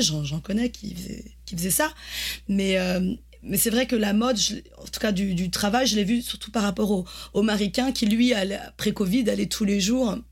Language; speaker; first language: French; native; French